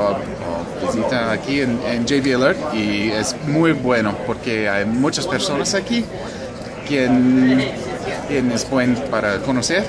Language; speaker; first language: Spanish; non-native, learner; English